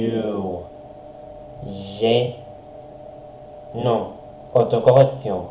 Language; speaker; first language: French; non-native, learner; Spanish